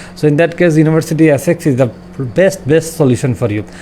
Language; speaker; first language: English; non-native, local second language; Bangla